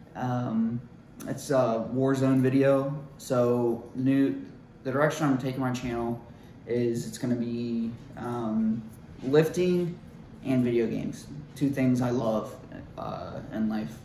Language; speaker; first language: English; native; English